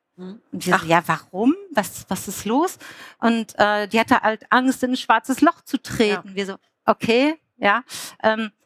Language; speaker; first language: German; native; German